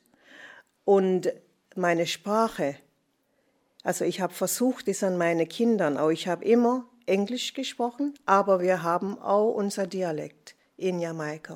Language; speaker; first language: German; non-native, fluent; English